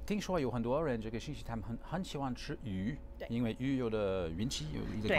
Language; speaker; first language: Chinese; non-native, learner; English